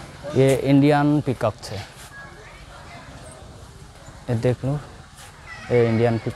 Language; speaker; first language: Hindi; non-native, local second language; Odia